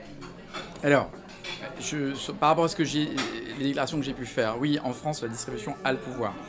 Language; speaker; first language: French; native; French